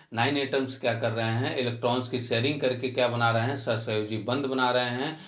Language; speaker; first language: Hindi; native; Hindi